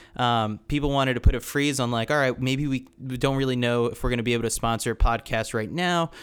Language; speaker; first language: English; native; English